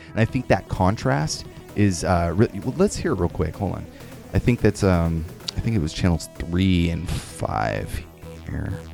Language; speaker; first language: English; native; English